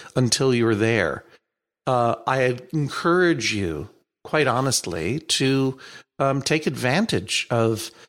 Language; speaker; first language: English; native; English